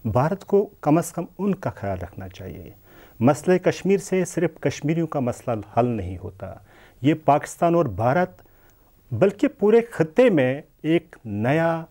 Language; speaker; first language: Urdu; non-native, local second language; Kashmiri